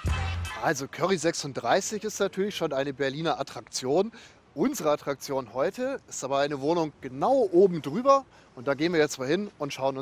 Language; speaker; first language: German; native; German